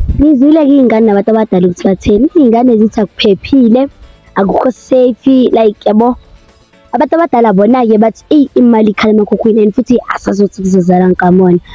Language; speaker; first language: Zulu; native; Zulu